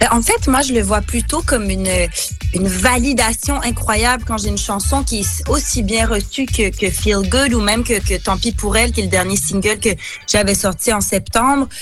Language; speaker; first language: French; native; French